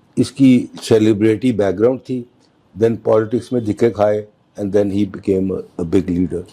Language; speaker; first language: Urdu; non-native, local second language; Punjabi